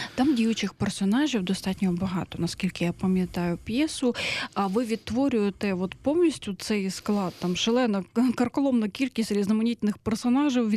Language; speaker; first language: Ukrainian; native; Ukrainian